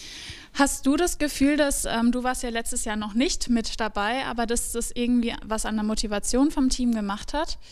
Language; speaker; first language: German; native; German